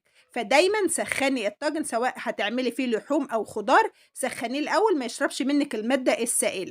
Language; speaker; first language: Arabic; native; Arabic